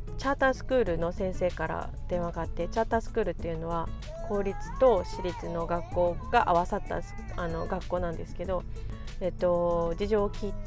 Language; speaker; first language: Japanese; native; Japanese